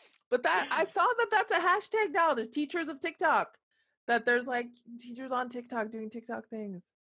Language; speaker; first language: English; native; English